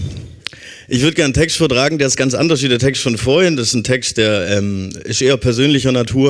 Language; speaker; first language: German; native; German